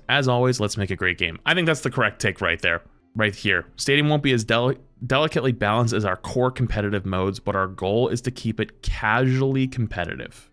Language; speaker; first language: English; native; English